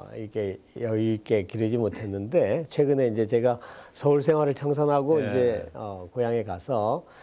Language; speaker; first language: Korean; native; Korean